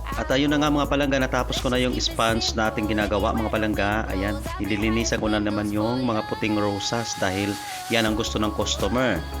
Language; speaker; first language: Filipino; non-native, local second language; Cebuano